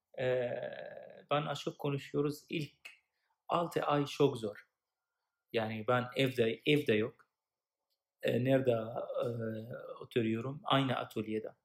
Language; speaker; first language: Turkish; non-native, learner; Arabic